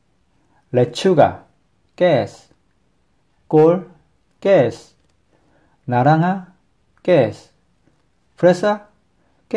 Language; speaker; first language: Spanish; non-native, fluent; Korean